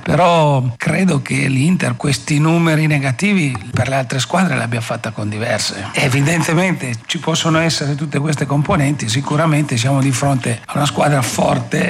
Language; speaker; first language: Italian; native; Italian